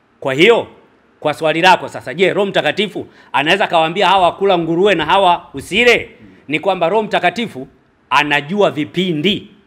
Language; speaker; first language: Swahili; native; Swahili